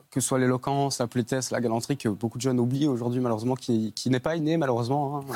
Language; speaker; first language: French; native; French